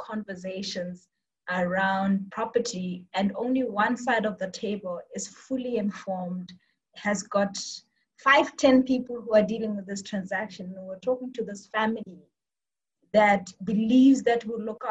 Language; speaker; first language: English; non-native, local second language; Tswana